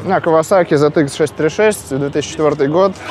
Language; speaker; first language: Russian; native; Russian